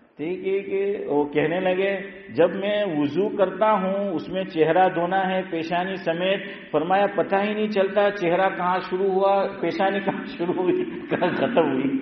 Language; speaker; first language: Urdu; non-native, local second language; Gujarati